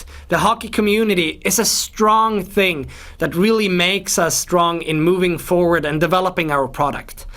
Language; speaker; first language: English; non-native, fluent; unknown